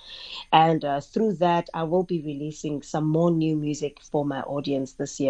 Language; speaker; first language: English; non-native, local second language; Xhosa